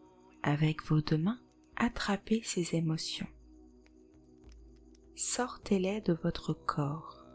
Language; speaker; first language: French; native; French